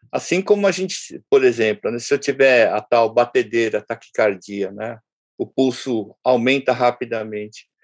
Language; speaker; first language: Portuguese; early bilingual, other home language; Japanese